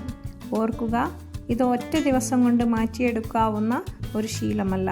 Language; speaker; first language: Malayalam; native; Malayalam